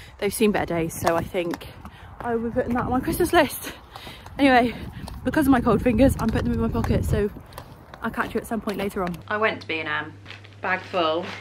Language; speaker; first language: English; native; English